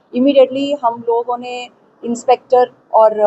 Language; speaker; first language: Hindi; non-native, local second language; Telugu